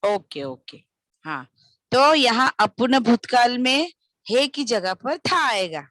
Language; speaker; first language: Hindi; non-native, local second language; Marathi